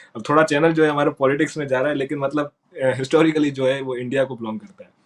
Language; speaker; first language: Urdu; non-native, local second language; Sindhi